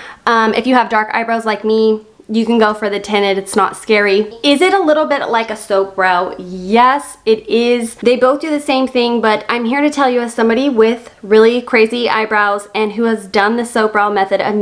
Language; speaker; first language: English; native; English